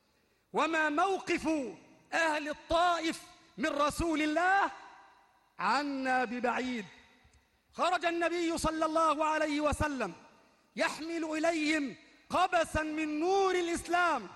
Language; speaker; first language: Arabic; native; Arabic